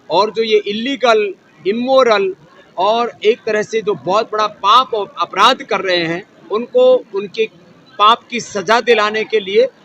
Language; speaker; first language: Hindi; native; Hindi